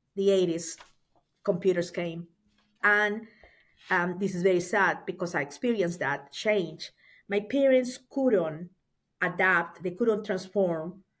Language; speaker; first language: English; non-native, fluent; Spanish